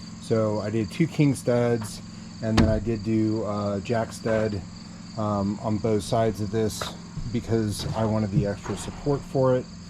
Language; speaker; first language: English; native; English